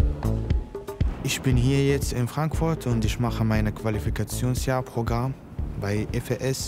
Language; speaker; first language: German; non-native, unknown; Arabic